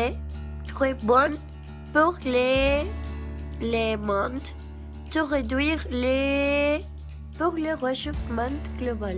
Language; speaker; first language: French; non-native, learner; Spanish